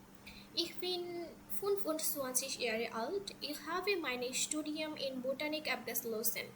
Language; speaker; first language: German; non-native, learner; Bangla